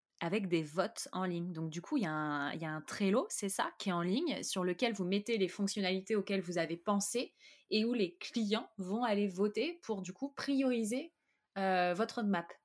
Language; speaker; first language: French; native; French